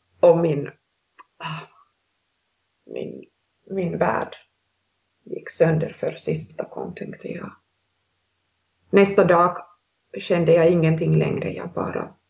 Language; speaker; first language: Swedish; non-native, local second language; Finnish